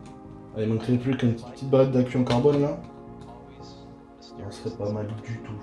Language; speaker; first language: French; native; French